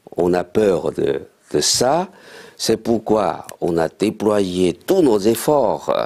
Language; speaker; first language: French; non-native, fluent; Chinese